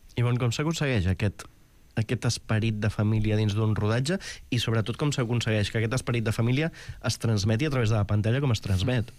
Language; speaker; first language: Catalan; native; Catalan